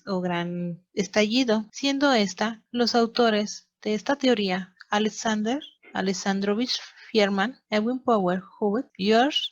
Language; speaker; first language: Spanish; native; Spanish